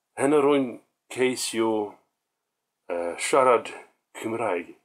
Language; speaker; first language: Welsh; non-native, learner; Swedish